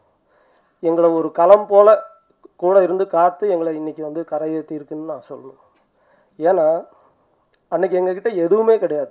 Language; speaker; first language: Tamil; native; Tamil